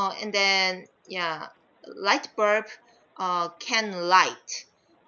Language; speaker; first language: English; non-native, fluent; Korean